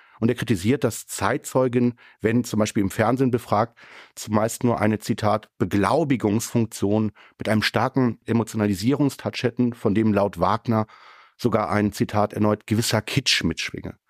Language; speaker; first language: German; native; German